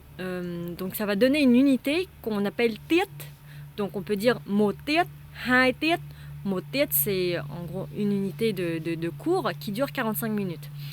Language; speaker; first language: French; non-native, fluent; Vietnamese